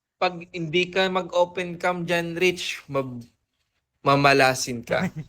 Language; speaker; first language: Filipino; non-native, local second language; Hiligaynon